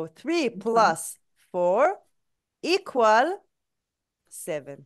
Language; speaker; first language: English; non-native, fluent; Hebrew